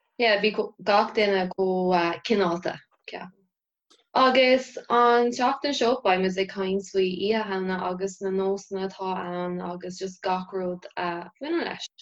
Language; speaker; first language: Irish; native; Irish